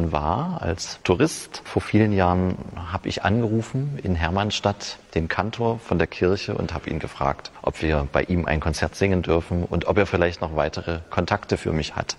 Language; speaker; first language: German; native; German